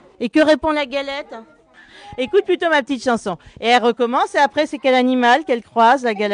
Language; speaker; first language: French; native; French